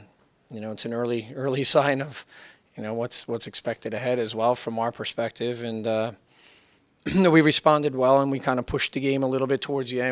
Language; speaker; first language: English; native; English